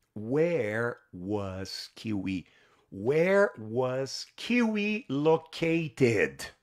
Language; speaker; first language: English; non-native, fluent; Portuguese